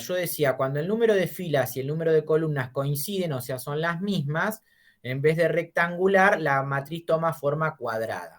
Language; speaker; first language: Spanish; native; Spanish